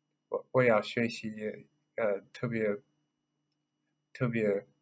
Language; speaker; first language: Chinese; non-native, learner; English